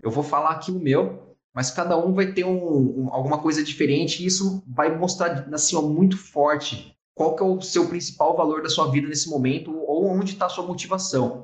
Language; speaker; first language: Portuguese; native; Portuguese